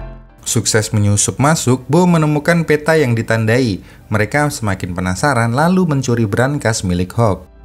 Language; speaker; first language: Indonesian; native; Indonesian